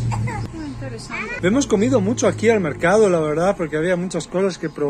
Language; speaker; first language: Spanish; non-native, learner; Italian